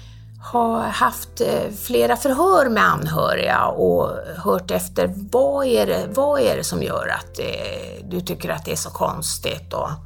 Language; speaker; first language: Swedish; native; Swedish